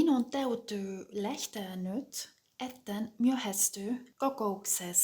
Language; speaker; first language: Finnish; non-native, fluent; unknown